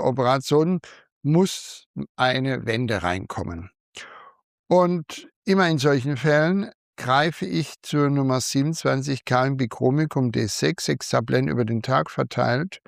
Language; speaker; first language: German; native; German